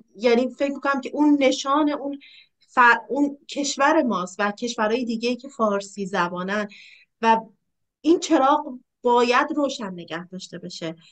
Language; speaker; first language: Persian; native; Persian